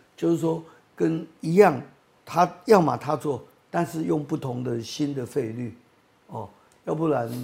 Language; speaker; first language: Chinese; native; Chinese